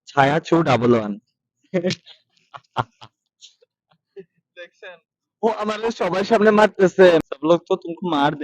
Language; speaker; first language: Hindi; non-native, learner; Bangla